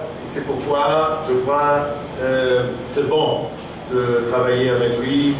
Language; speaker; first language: French; non-native, fluent; German